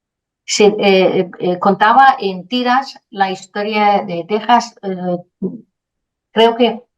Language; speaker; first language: Spanish; non-native, fluent; Danish